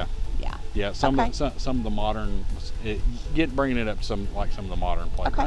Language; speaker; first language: English; native; English